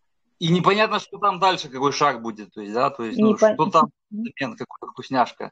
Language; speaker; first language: Russian; native; Russian